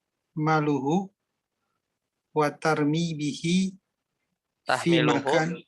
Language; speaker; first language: Arabic; non-native, learner; Indonesian